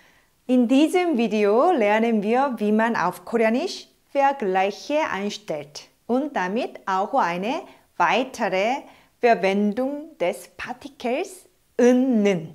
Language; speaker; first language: German; non-native, fluent; Korean